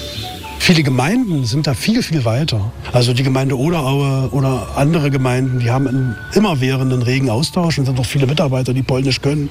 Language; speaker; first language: German; native; German